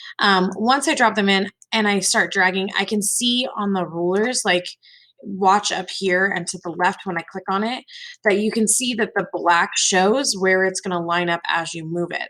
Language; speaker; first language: English; native; English